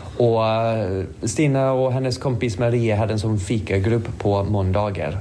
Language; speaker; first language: Swedish; non-native, fluent; English